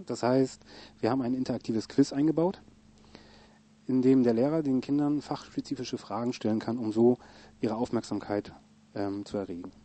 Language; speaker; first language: German; native; German